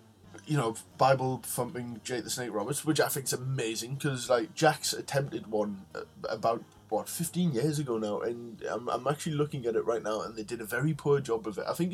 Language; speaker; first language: English; native; English